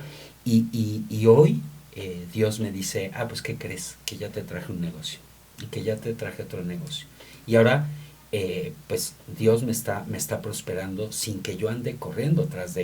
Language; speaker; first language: Spanish; native; Spanish